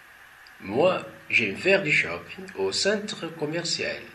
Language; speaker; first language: French; non-native, fluent; Portuguese